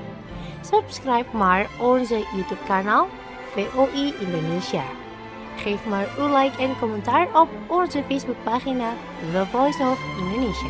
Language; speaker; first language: Dutch; non-native, fluent; Indonesian